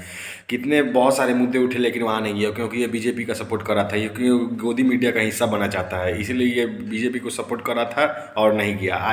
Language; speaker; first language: Hindi; native; Hindi